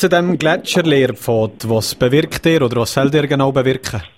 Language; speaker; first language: German; native; German